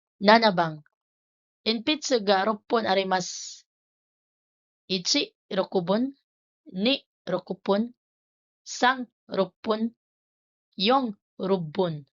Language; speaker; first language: Japanese; non-native, fluent; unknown